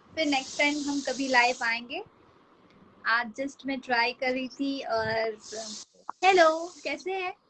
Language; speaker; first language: Hindi; non-native, local second language; Gujarati